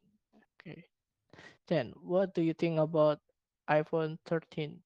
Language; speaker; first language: English; non-native, learner; Indonesian